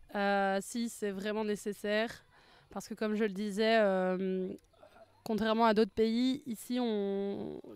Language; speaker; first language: French; native; French